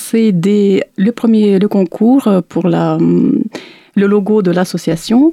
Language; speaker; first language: French; non-native, fluent; Romanian